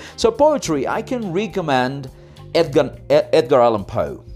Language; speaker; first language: English; non-native, fluent; Spanish